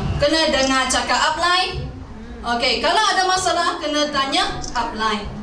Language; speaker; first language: Malay; non-native, local second language; Chinese